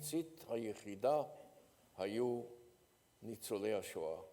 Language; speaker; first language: Hebrew; non-native, fluent; Polish